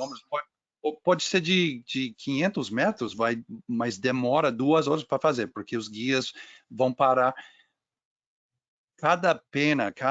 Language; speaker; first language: Portuguese; non-native, fluent; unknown